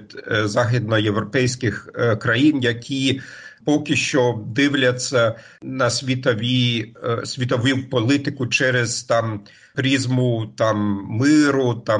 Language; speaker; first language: Ukrainian; non-native, fluent; German